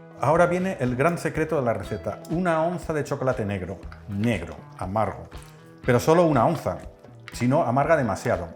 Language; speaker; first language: Spanish; non-native, fluent; Dutch